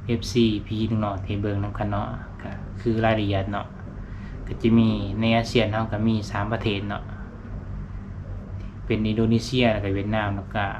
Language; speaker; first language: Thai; non-native, local second language; Lao